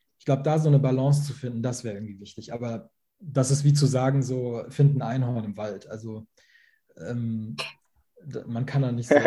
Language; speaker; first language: German; early bilingual, other home language; Persian